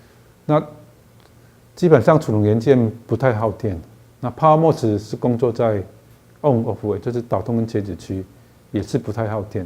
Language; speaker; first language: Chinese; native; Chinese